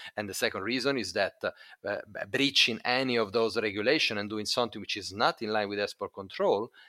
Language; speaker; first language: English; non-native, fluent; Italian